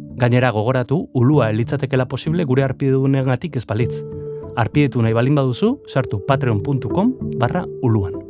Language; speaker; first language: Basque; native; Basque